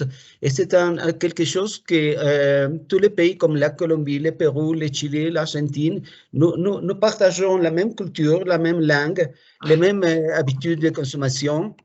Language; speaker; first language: French; non-native, fluent; Spanish